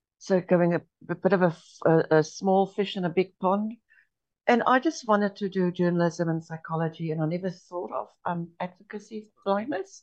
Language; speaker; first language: English; non-native, local second language; Afrikaans